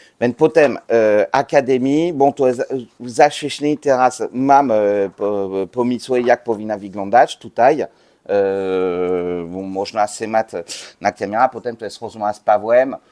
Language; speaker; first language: Polish; non-native, learner; French